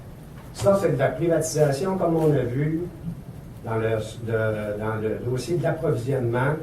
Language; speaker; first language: French; native; French